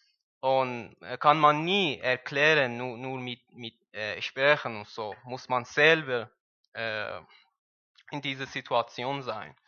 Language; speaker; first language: German; non-native, learner; Persian